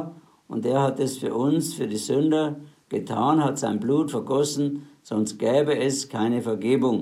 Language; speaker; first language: German; native; German